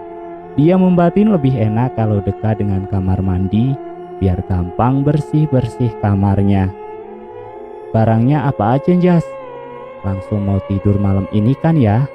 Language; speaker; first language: Indonesian; native; Indonesian